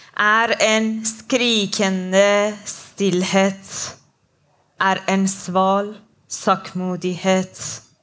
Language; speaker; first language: Norwegian; non-native, learner; Persian